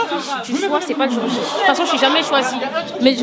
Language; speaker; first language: French; native; French